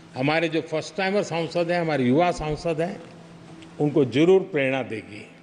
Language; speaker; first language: Hindi; non-native, local second language; Gujarati